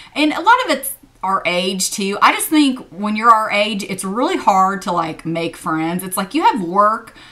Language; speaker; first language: English; native; English